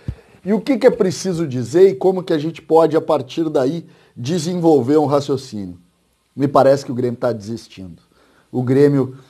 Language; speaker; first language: Portuguese; native; Portuguese